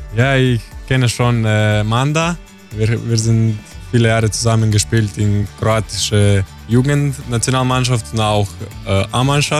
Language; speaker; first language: German; non-native, learner; Croatian